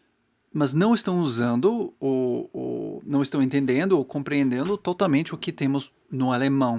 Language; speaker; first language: Portuguese; non-native, fluent; English